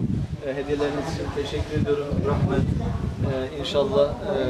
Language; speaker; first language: Turkish; native; Turkish